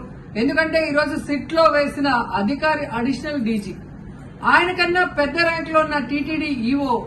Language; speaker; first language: Telugu; native; Telugu